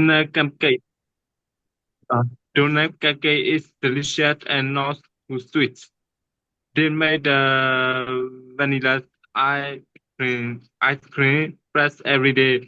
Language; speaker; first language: English; non-native, learner; Burmese